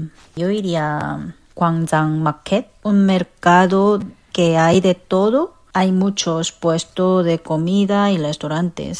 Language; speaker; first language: Spanish; non-native, fluent; Korean